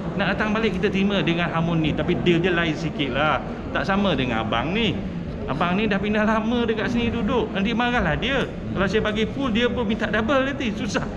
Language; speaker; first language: Malay; native; Malay